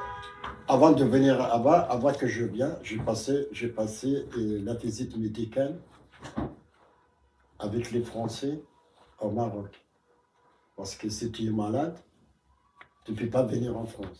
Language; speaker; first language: French; non-native, fluent; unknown